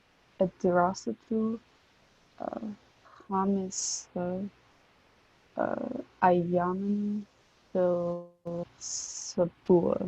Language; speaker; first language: Arabic; non-native, learner; English